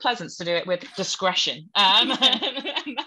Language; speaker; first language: English; native; English